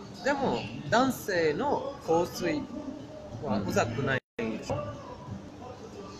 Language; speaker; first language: Japanese; non-native, fluent; Persian